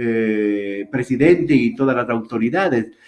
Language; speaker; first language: Spanish; native; Spanish